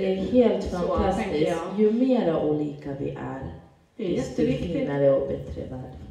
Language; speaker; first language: Swedish; native; Swedish